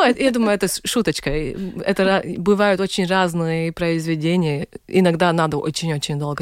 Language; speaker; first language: Russian; non-native, local second language; Latvian